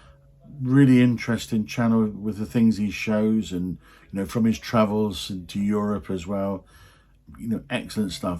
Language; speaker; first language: English; native; English